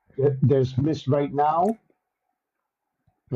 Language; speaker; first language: English; native; English